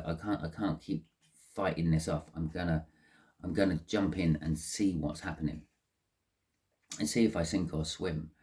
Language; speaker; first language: English; native; English